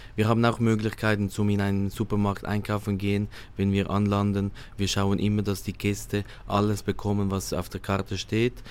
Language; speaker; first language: German; native; German